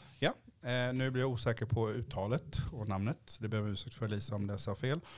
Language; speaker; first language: Swedish; early bilingual, other home language; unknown